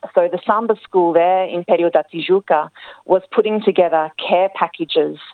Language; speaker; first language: English; native; English